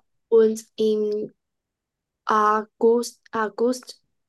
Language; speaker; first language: German; non-native, learner; Chinese